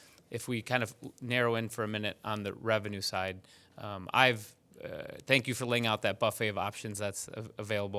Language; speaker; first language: English; early bilingual, other home language; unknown